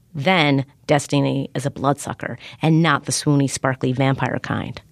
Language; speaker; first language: English; native; English